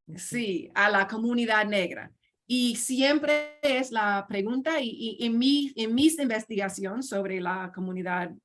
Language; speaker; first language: Spanish; non-native, fluent; English